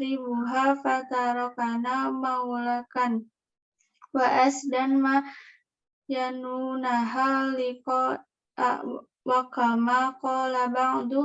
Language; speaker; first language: Arabic; non-native, learner; Indonesian